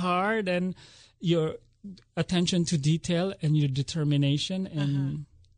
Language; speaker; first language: English; non-native, local second language; Filipino